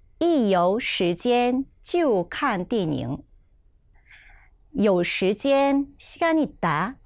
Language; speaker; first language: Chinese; non-native, fluent; Korean